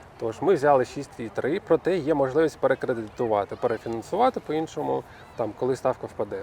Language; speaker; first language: Ukrainian; non-native, local second language; Russian